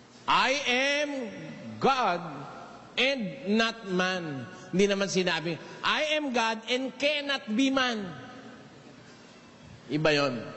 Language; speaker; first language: English; non-native, local second language; Filipino